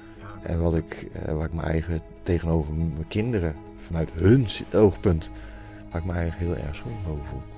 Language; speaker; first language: Dutch; native; Dutch